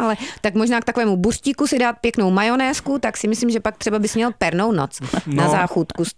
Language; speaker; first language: Czech; native; Czech